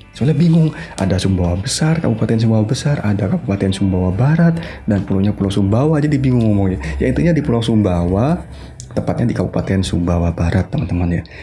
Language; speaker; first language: Indonesian; non-native, local second language; Madurese